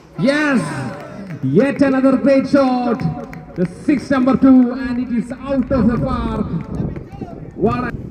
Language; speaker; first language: English; non-native, local second language; Malayalam